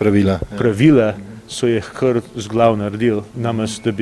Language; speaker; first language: Slovenian; early bilingual, heritage; English